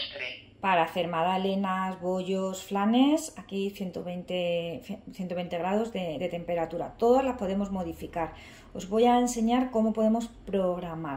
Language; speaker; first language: Spanish; native; Spanish